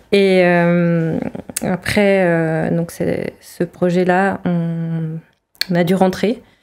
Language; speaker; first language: French; native; French